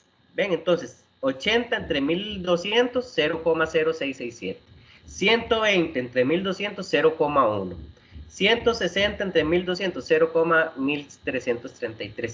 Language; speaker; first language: Spanish; native; Spanish